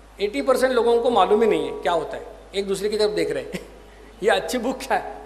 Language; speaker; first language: Hindi; non-native, local second language; Marathi